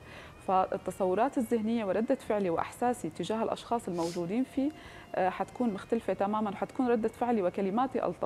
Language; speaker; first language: Arabic; native; Arabic